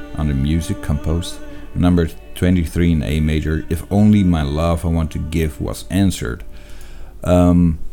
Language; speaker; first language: English; non-native, fluent; Dutch